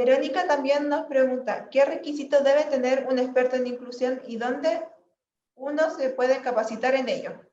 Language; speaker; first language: Spanish; native; Spanish